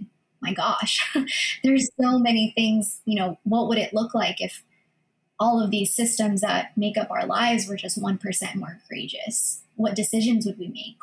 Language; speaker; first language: English; early bilingual, other home language; Filipino